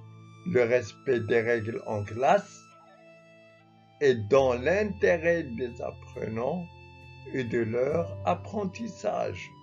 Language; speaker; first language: French; non-native, fluent; Arabic